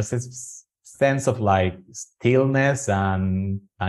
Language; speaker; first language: English; non-native, fluent; Spanish